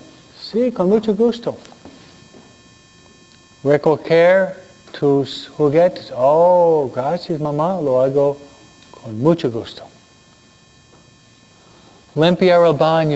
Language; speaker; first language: Spanish; non-native, fluent; English